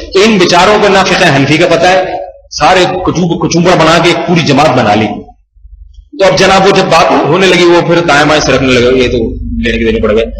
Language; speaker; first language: Urdu; native; Urdu